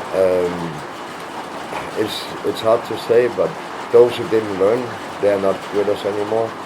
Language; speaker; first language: English; non-native, fluent; Danish